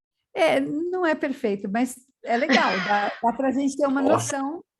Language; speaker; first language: Portuguese; native; Portuguese